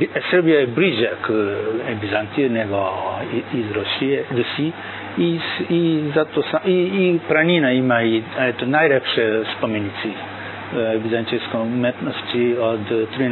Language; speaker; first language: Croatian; non-native, learner; Japanese